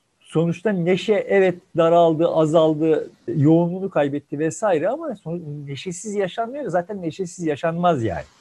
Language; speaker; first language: Turkish; native; Turkish